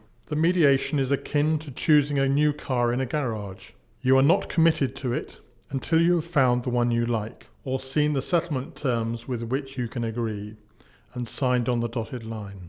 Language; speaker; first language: English; native; English